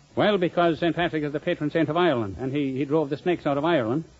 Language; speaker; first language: English; native; English